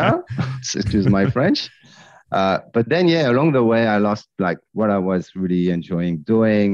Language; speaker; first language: English; non-native, fluent; French